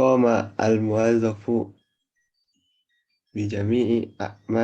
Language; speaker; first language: Arabic; non-native, learner; Indonesian